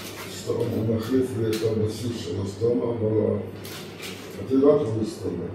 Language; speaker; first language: Hebrew; non-native, learner; Telugu